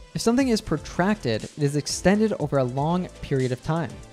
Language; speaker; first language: English; native; English